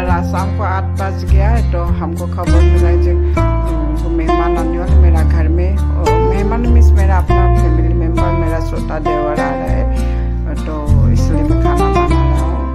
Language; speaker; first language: Hindi; non-native, local second language; Bangla